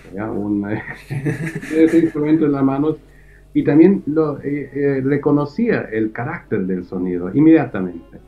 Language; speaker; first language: Spanish; early bilingual, heritage; German